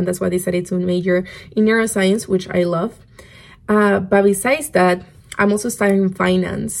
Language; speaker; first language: English; non-native, fluent; Spanish